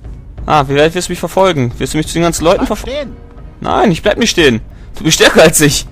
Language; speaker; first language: German; native; German